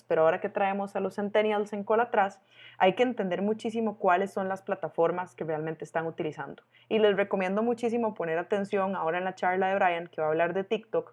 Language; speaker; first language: Spanish; native; Spanish